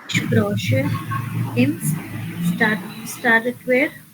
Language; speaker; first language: German; non-native, learner; Hindi